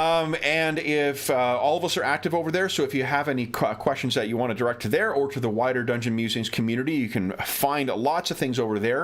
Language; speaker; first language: English; native; English